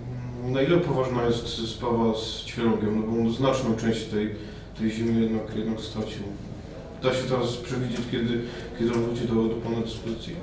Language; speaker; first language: Polish; native; Polish